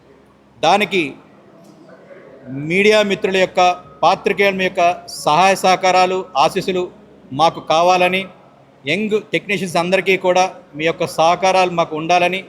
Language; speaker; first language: Telugu; native; Telugu